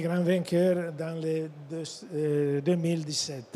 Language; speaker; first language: French; non-native, fluent; Italian